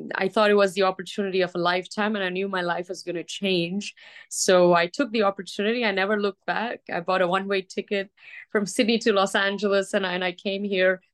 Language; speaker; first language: English; early bilingual, other home language; Arabic